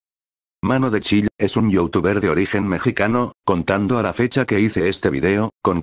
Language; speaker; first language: Spanish; native; Spanish